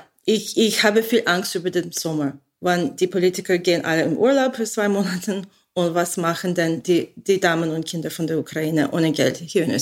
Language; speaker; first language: German; non-native, learner; English